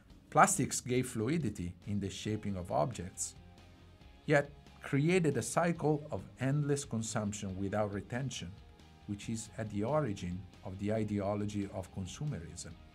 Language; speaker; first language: English; non-native, fluent; Italian